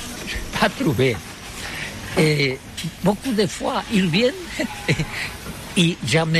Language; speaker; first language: French; non-native, learner; Catalan